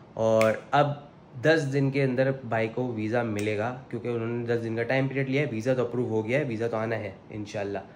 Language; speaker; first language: Urdu; native; Urdu